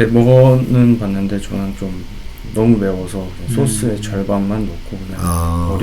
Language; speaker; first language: Korean; native; Korean